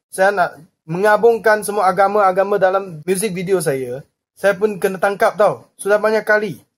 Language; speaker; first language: Malay; non-native, local second language; Chinese